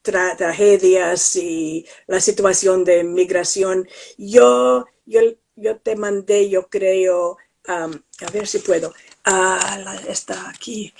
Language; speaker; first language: Spanish; non-native, fluent; English